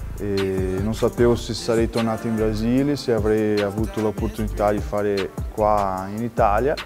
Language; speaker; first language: Italian; non-native, fluent; Portuguese